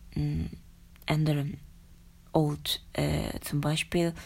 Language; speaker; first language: German; non-native, learner; Japanese